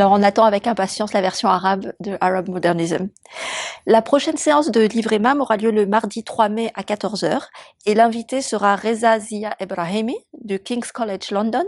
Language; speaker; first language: French; native; French